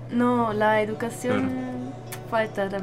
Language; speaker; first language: Spanish; non-native, learner; German